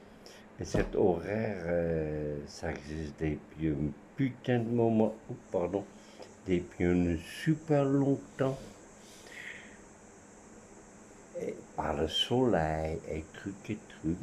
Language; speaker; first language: French; non-native, fluent; Dutch